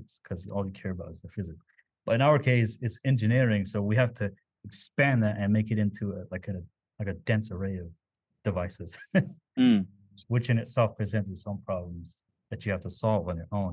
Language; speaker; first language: English; early bilingual, other home language; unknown